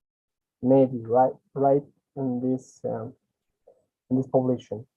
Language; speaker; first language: English; non-native, learner; Spanish